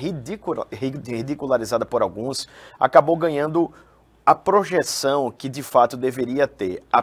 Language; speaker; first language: Portuguese; native; Portuguese